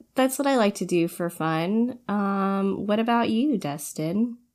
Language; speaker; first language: English; early bilingual, other home language; Filipino